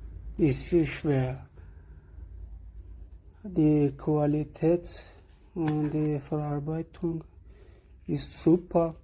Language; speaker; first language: German; non-native, learner; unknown